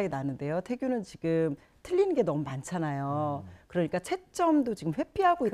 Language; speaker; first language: Korean; native; Korean